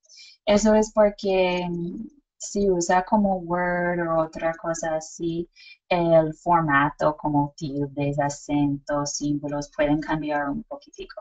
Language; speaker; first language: Spanish; non-native, fluent; English